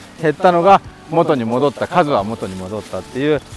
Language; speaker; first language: Japanese; native; Japanese